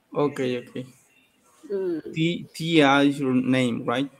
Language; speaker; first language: English; non-native, learner; Spanish